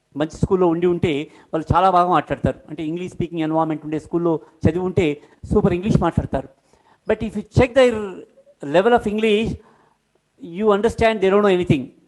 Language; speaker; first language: Telugu; non-native, local second language; Urdu